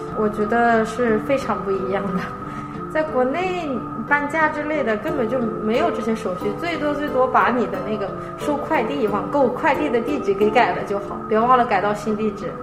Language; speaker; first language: Chinese; native; Chinese